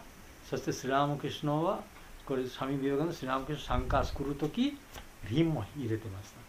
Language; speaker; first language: Japanese; non-native, fluent; Bangla